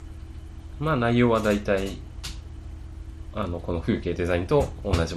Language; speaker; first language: Japanese; native; Japanese